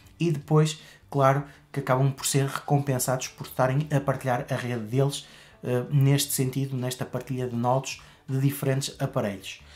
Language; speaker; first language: Portuguese; native; Portuguese